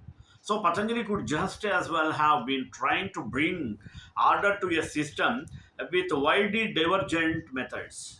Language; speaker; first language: English; non-native, local second language; Telugu